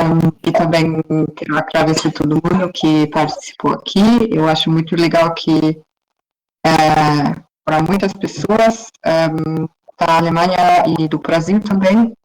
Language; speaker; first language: Portuguese; non-native, fluent; German